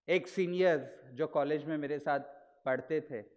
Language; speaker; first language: Hindi; non-native, local second language; Marathi